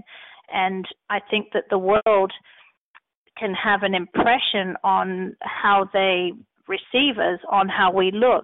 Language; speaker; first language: English; native; English